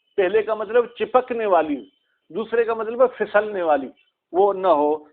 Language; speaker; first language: Urdu; non-native, local second language; Sindhi